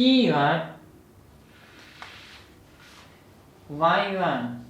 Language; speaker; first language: Chinese; non-native, fluent; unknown